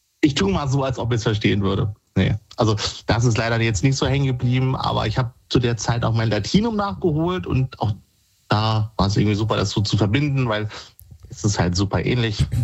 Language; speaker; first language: German; native; German